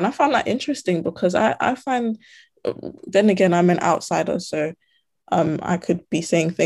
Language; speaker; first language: English; native; English